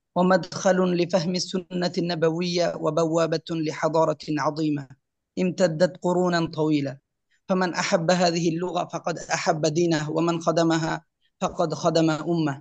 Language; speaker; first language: Arabic; non-native, fluent; Bangla